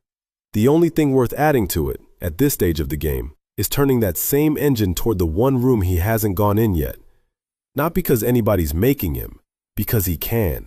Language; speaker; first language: English; native; English